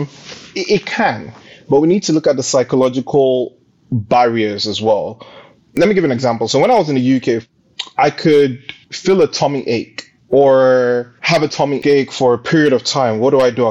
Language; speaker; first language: English; non-native, local second language; Yoruba